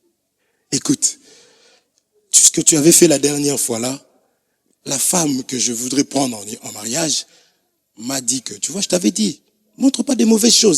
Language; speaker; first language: French; non-native, local second language; Lingala